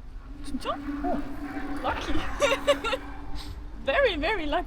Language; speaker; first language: English; non-native, fluent; Italian